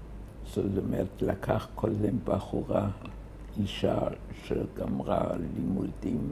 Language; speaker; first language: Hebrew; early bilingual, other home language; German